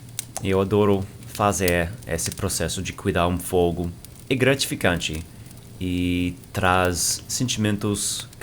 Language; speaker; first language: Portuguese; non-native, fluent; English